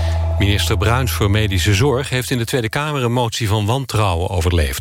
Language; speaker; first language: Dutch; native; Dutch